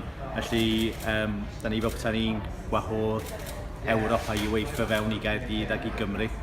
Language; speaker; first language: Welsh; native; Welsh